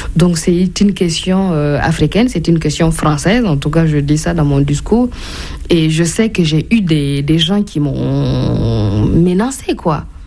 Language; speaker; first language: French; non-native, local second language; Mossi